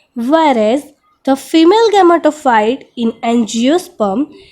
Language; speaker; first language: English; non-native, local second language; Gujarati